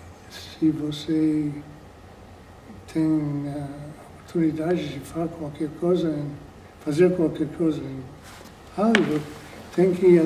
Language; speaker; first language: Portuguese; non-native, fluent; English